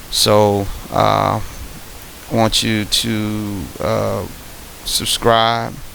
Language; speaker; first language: English; native; English